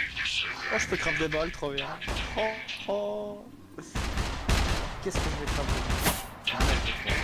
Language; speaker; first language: French; native; French